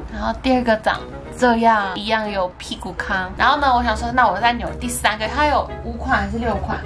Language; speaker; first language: Chinese; native; Chinese